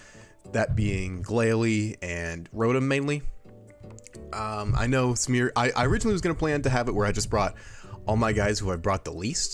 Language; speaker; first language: English; native; English